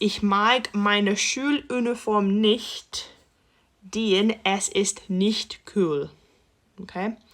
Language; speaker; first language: German; non-native, fluent; English